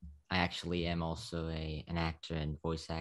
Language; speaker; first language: English; non-native, fluent; Slovak